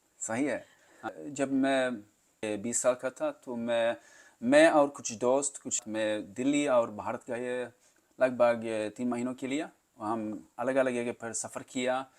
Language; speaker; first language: Hindi; non-native, learner; Swedish